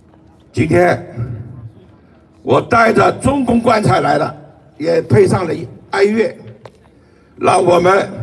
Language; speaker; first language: Chinese; native; Chinese